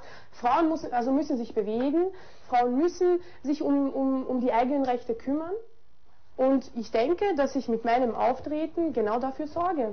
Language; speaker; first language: German; early bilingual, other home language; Bosnian